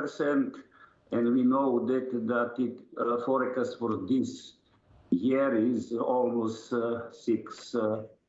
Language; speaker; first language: English; non-native, learner; Serbian